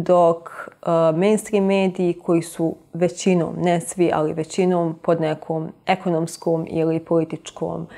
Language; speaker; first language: Bosnian; native; Bosnian